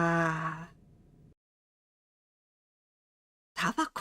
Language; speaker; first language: Japanese; non-native, learner; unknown